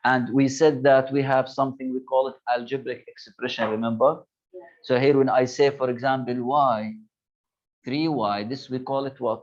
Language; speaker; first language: English; non-native, local second language; Arabic